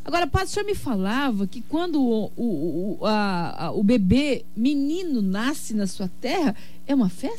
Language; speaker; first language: Portuguese; native; Portuguese